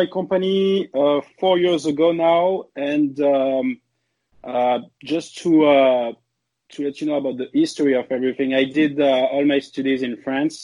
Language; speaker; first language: English; non-native, fluent; French